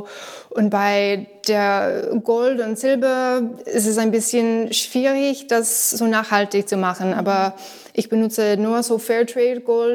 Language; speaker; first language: German; non-native, learner; English